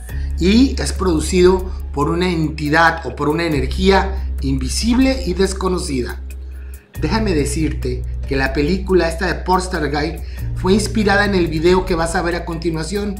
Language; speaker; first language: Spanish; native; Spanish